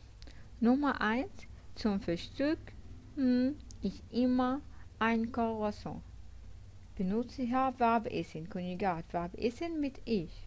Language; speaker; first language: German; non-native, fluent; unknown